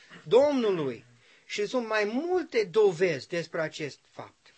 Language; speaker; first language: Romanian; non-native, learner; English